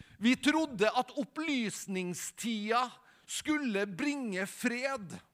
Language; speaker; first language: Norwegian; native; Norwegian